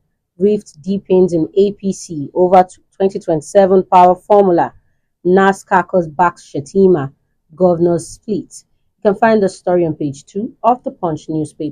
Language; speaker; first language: English; non-native, local second language; Yoruba